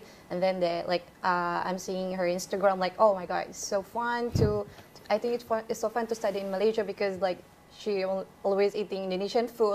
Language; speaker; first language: English; non-native, fluent; Indonesian